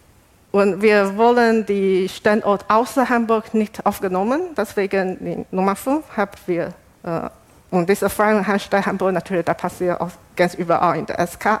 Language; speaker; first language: German; non-native, fluent; Chinese